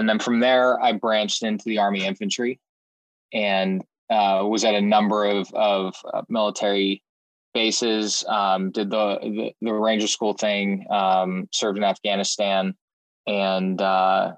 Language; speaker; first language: English; native; English